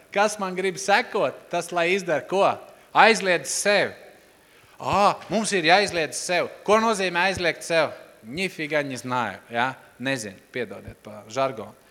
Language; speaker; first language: Latvian; non-native, local second language; Russian